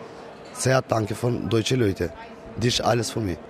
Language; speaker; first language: German; non-native, learner; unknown